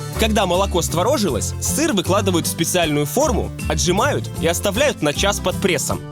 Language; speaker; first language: Russian; native; Russian